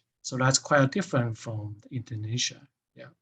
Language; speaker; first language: English; non-native, fluent; Chinese